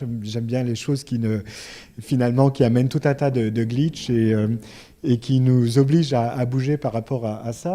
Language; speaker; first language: French; native; French